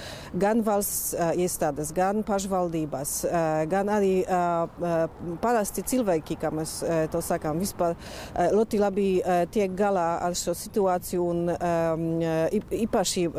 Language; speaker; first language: Latvian; non-native, fluent; Polish